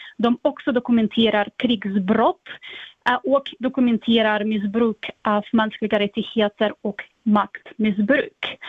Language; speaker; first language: Swedish; non-native, fluent; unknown